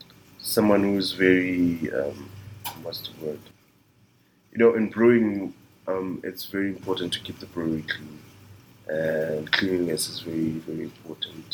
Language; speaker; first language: English; non-native, local second language; Shona